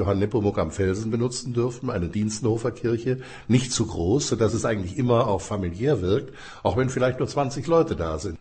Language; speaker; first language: German; native; German